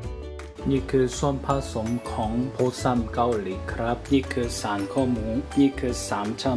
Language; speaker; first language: Thai; non-native, learner; Korean